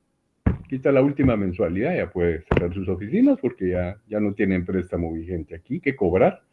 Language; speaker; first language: Spanish; native; Spanish